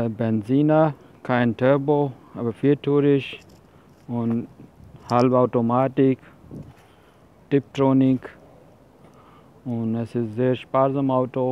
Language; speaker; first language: German; non-native, learner; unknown